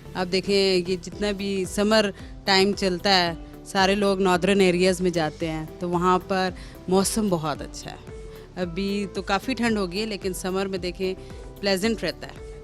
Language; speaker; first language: Urdu; non-native, local second language; Northern Hindko